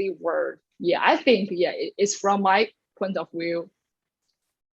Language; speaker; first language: English; non-native, learner; Chinese